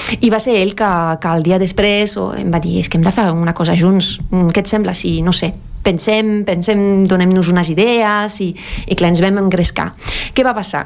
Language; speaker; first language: Catalan; non-native, fluent; French